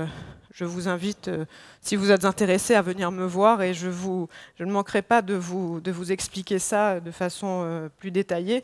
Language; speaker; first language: French; non-native, local second language; Haitian Creole